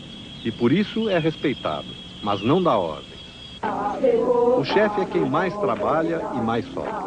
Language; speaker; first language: Portuguese; native; Portuguese